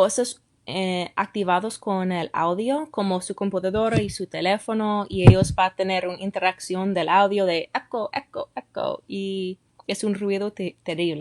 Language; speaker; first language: Spanish; non-native, fluent; English